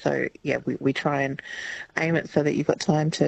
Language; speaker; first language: English; native; English